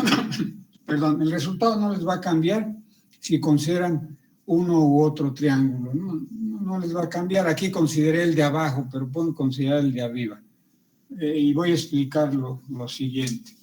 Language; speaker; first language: Spanish; native; Spanish